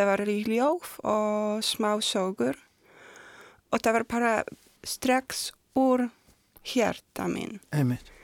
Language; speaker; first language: Icelandic; non-native, learner; Polish